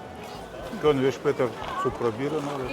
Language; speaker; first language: German; non-native, learner; Russian